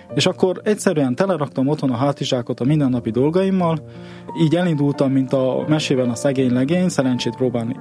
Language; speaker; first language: Hungarian; native; Hungarian